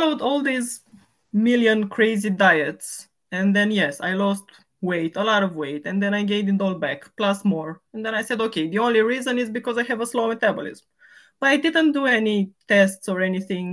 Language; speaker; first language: English; non-native, fluent; Romanian